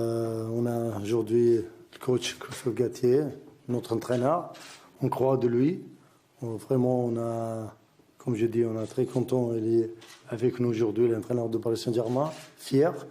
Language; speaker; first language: French; non-native, learner; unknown